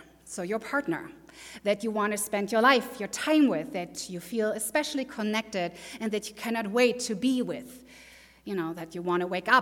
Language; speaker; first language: English; non-native, fluent; German